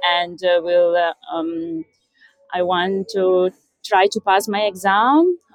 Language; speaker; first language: English; non-native, fluent; Russian